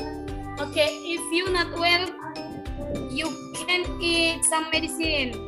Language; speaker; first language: English; non-native, learner; Indonesian